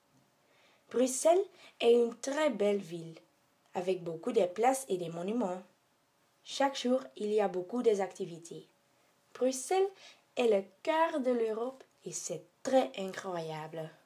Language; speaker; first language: French; non-native, learner; Dutch